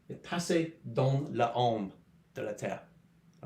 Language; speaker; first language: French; non-native, learner; English